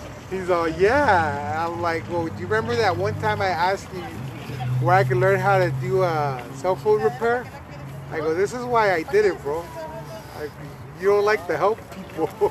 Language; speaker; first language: English; early bilingual, other home language; Spanish